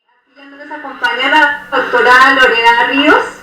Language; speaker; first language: Spanish; native; Spanish